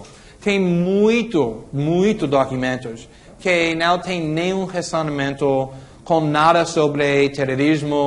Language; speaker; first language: Portuguese; non-native, fluent; English